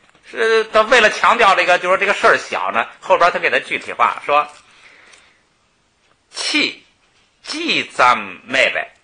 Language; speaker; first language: Chinese; native; Chinese